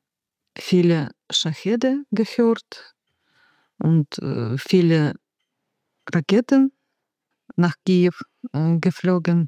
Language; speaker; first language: German; non-native, learner; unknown